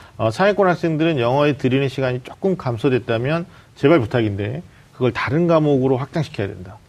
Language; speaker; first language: Korean; native; Korean